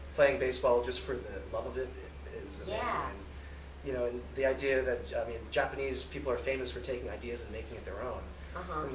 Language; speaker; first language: English; native; English